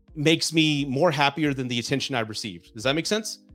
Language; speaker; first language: English; native; English